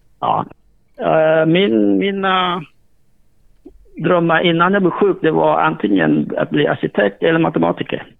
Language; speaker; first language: Swedish; early bilingual, other home language; Vietnamese